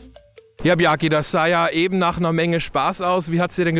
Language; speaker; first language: German; native; German